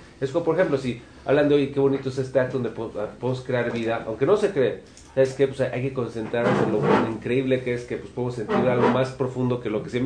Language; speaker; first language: Spanish; native; Spanish